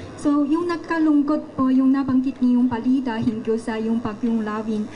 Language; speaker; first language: Filipino; non-native, learner; Chinese